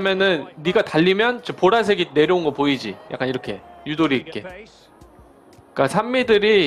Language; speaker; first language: Korean; native; Korean